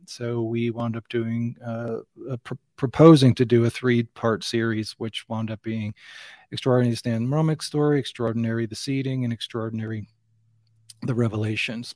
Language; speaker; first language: English; native; English